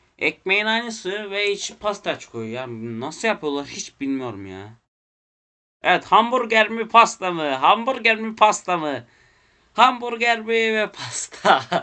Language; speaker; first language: Turkish; native; Turkish